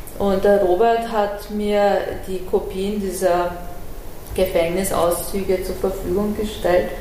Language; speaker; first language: German; early bilingual, other home language; Persian